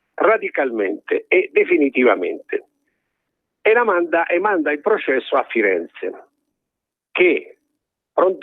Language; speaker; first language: Italian; native; Italian